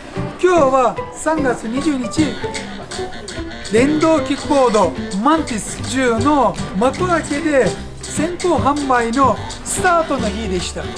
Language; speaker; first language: Japanese; non-native, fluent; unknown